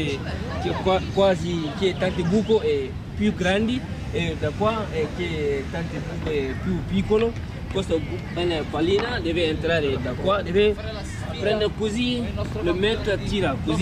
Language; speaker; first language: Italian; non-native, learner; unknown